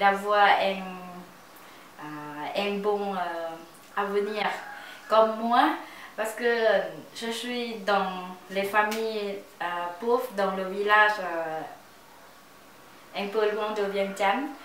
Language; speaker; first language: French; non-native, learner; Lao